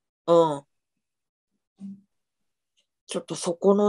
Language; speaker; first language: Japanese; native; Japanese